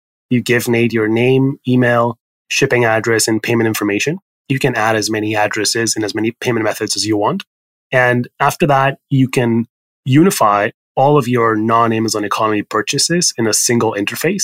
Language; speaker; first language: English; non-native, fluent; Spanish